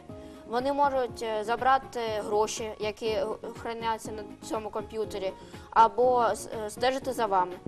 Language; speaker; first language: Ukrainian; non-native, local second language; Russian